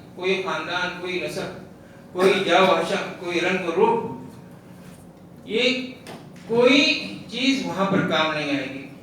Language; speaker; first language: Urdu; non-native, local second language; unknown